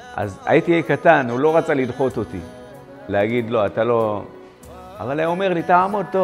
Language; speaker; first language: Hebrew; non-native, fluent; Amharic